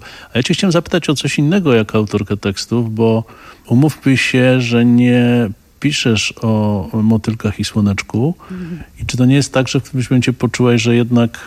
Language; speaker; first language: Polish; native; Polish